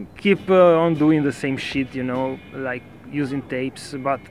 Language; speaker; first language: English; non-native, fluent; Italian